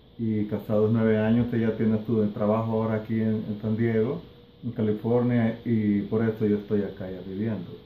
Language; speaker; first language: Spanish; native; Spanish